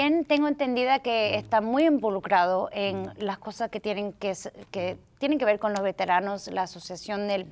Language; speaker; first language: Spanish; early bilingual, heritage; Spanish